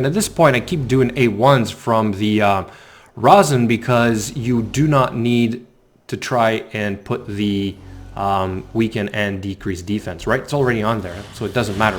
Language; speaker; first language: English; native; English